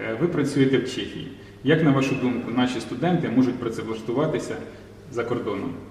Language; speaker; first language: Ukrainian; native; Ukrainian